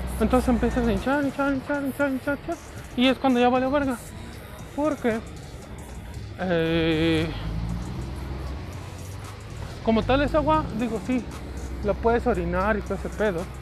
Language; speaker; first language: Spanish; native; Spanish